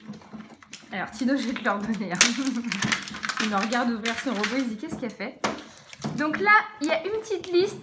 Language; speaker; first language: French; native; French